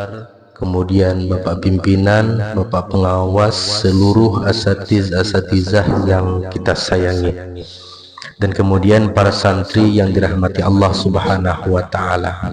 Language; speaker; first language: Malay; non-native, local second language; Banjar